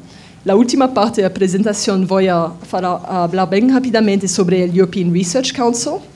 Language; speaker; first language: Spanish; non-native, fluent; French